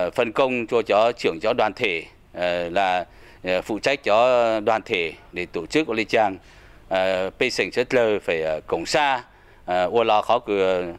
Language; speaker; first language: Vietnamese; non-native, local second language; Hmong